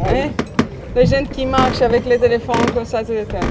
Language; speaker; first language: French; non-native, learner; Italian